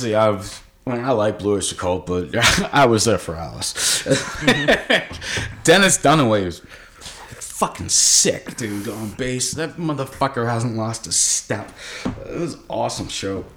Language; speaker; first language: English; native; English